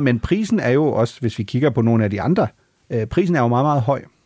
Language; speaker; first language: Danish; non-native, fluent; German